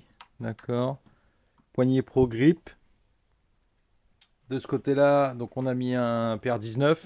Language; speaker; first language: French; native; French